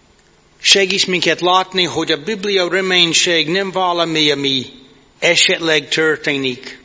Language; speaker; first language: Hungarian; non-native, fluent; English